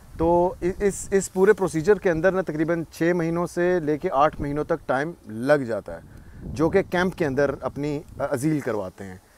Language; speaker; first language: Urdu; non-native, local second language; Punjabi